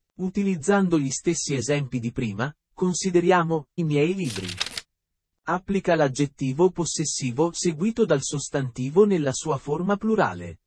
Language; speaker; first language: Italian; native; Italian